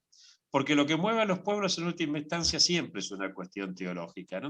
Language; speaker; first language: Spanish; native; Spanish